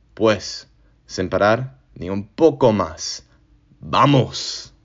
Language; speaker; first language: Spanish; non-native, learner; English